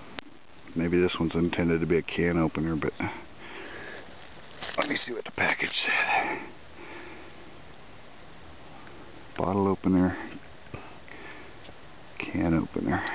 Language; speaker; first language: English; native; English